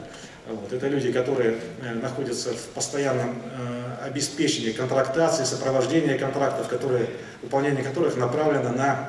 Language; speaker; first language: Russian; native; Russian